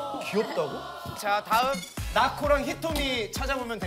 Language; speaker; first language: Korean; native; Korean